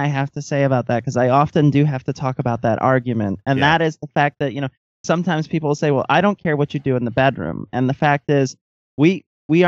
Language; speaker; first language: English; native; English